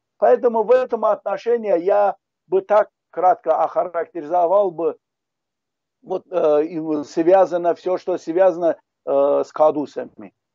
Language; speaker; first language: Russian; non-native, local second language; Talysh